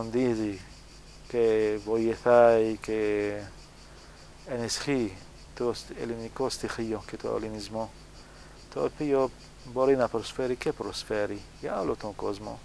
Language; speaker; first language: Greek; non-native, fluent; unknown